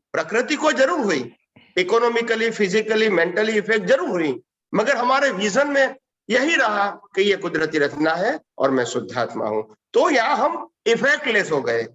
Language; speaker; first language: Hindi; non-native, local second language; Gujarati